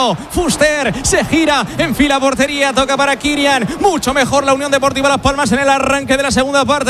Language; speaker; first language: Spanish; native; Spanish